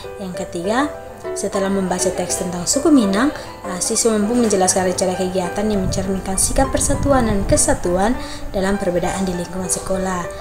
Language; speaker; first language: Indonesian; native; Indonesian